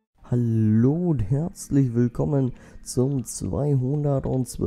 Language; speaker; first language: German; native; German